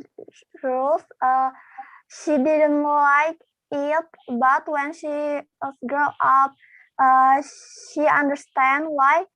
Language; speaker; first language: English; non-native, learner; Indonesian